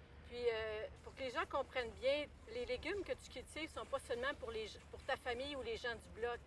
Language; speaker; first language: French; native; French